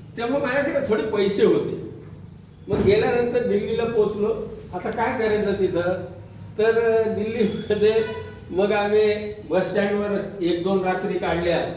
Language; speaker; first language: Marathi; non-native, local second language; Urdu